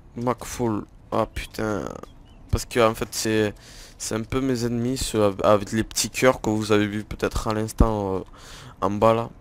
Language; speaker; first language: French; native; French